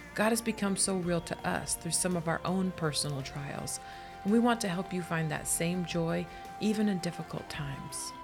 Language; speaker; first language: English; native; English